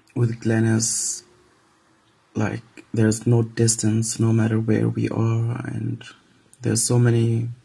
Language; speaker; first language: English; non-native, fluent; Arabic